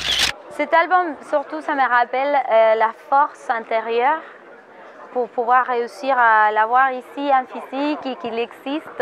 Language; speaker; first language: French; non-native, fluent; Spanish